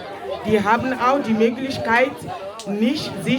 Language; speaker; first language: German; non-native, fluent; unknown